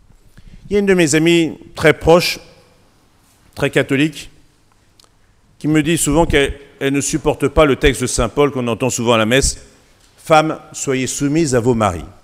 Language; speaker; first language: French; native; French